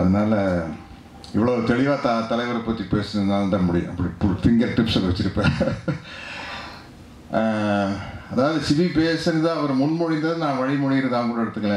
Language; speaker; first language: Tamil; native; Tamil